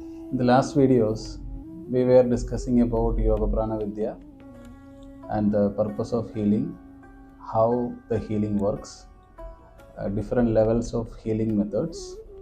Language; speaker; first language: English; non-native, local second language; Malayalam